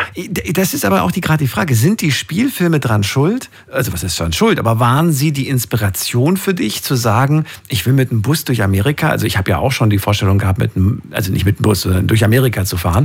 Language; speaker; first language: German; native; German